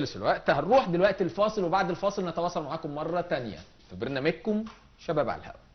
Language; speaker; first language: Arabic; native; Arabic